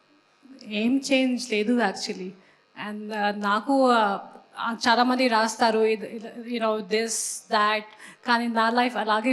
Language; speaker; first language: Telugu; non-native, fluent; Hindi